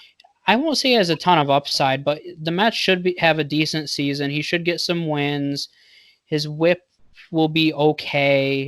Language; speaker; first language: English; native; English